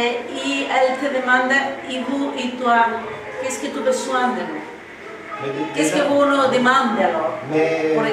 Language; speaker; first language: French; non-native, learner; Spanish